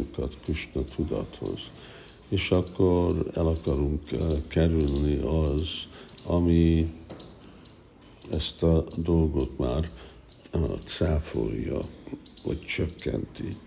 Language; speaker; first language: Hungarian; early bilingual, heritage; Hungarian